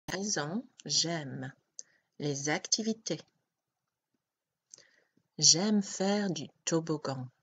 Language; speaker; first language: French; non-native, learner; English